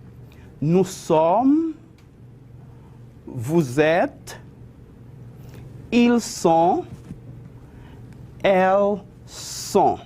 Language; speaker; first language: French; non-native, fluent; Spanish